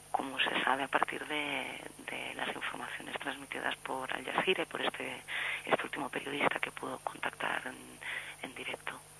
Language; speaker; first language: Spanish; native; Spanish